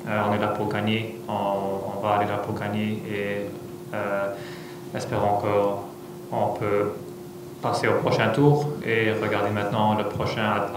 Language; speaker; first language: French; non-native, fluent; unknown